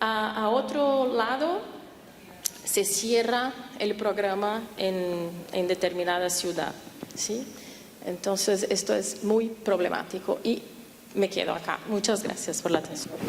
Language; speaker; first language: Spanish; non-native, fluent; Portuguese